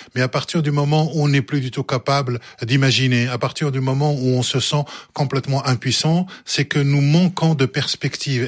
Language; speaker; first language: French; early bilingual, other home language; Arabic